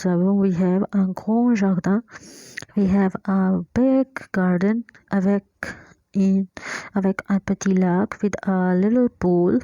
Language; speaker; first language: French; non-native, fluent; Hindi